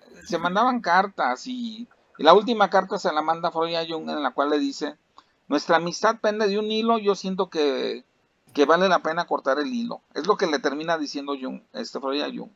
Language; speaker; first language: Spanish; native; Spanish